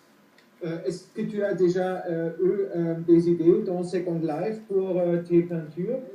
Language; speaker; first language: French; non-native, fluent; German